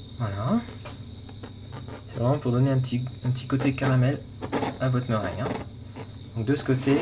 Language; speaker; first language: French; native; French